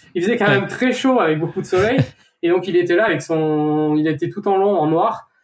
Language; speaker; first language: French; native; French